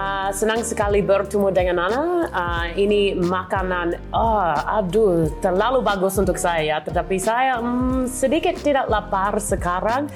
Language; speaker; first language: Indonesian; early bilingual, other home language; English